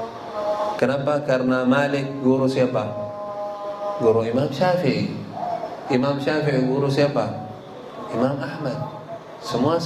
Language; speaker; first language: Indonesian; non-native, learner; Arabic